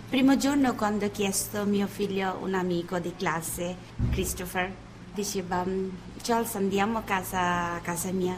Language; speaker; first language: Italian; non-native, learner; Bangla